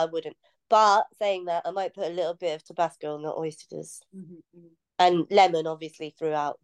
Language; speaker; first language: English; native; English